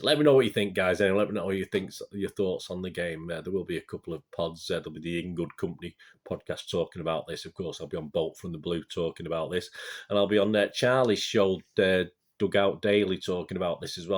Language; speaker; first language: English; native; English